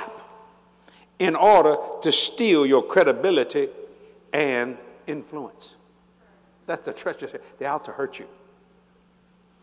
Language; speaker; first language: English; native; English